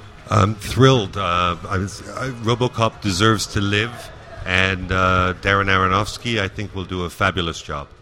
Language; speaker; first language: English; native; English